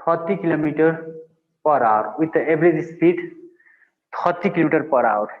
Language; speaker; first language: English; non-native, local second language; Nepali